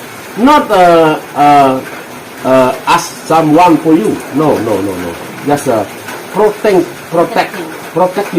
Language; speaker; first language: English; non-native, learner; Indonesian